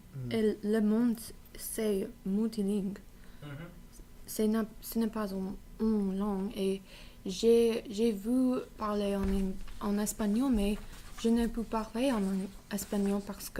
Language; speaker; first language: French; non-native, learner; English